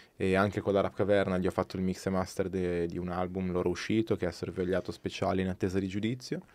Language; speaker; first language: Italian; native; Italian